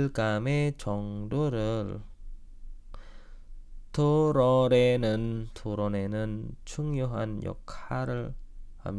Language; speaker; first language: Korean; non-native, fluent; Indonesian